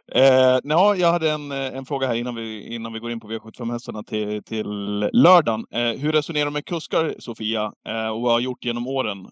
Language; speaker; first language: Swedish; native; Swedish